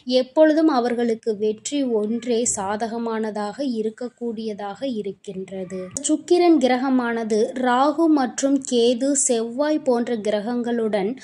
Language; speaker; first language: Tamil; native; Tamil